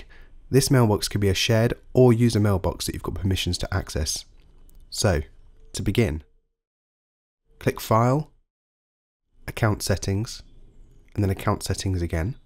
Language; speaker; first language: English; native; English